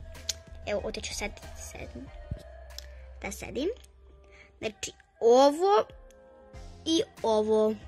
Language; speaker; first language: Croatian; early bilingual, other home language; Russian